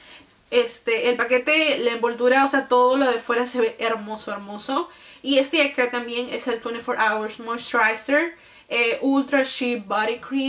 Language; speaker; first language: Spanish; native; Spanish